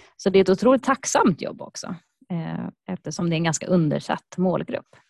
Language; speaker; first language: Swedish; native; Swedish